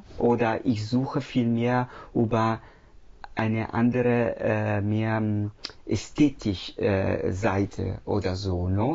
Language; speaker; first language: German; non-native, fluent; Italian